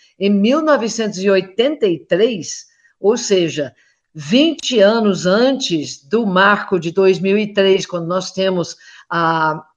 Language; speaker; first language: Portuguese; non-native, fluent; English